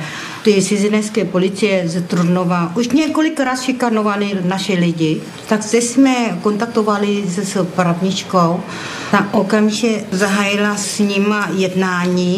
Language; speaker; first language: Czech; non-native, fluent; Vietnamese